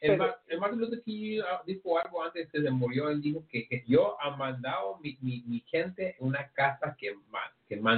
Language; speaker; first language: Spanish; early bilingual, heritage; Spanish